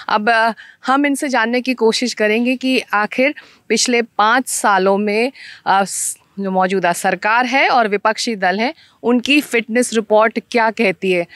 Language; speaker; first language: Hindi; native; Hindi